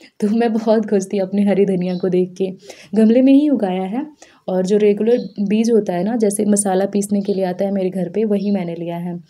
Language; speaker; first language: Hindi; native; Hindi